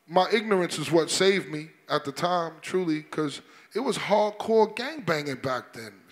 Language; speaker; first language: English; native; English